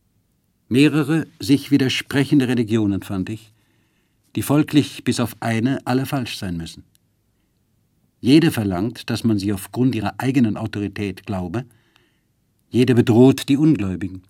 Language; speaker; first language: German; native; German